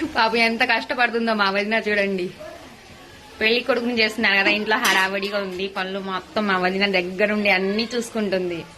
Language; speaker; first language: Telugu; non-native, local second language; Urdu